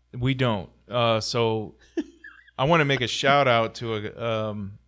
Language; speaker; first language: English; native; English